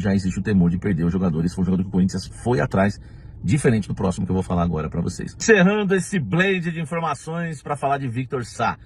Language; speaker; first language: Portuguese; native; Portuguese